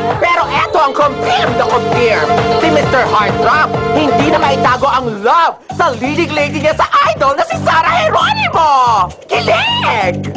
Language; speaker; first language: Filipino; native; Filipino